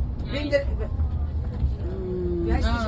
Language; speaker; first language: German; non-native, learner; Filipino